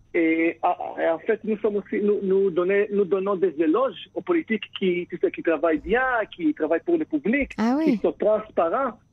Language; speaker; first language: French; non-native, fluent; Hebrew